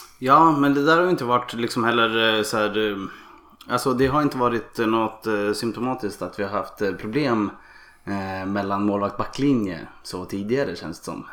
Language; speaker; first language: Swedish; native; Swedish